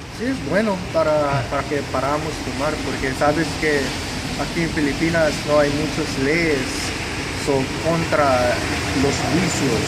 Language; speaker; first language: Spanish; non-native, fluent; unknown